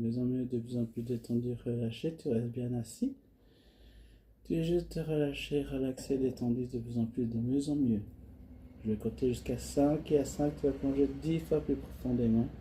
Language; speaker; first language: French; native; French